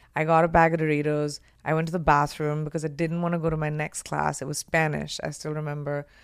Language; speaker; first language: English; non-native, local second language; Hindi